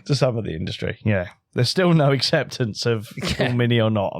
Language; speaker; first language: English; native; English